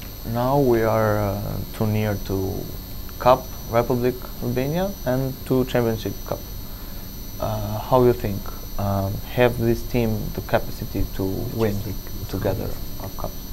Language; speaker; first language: English; non-native, learner; Albanian